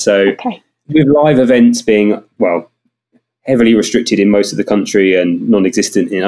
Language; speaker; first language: English; native; English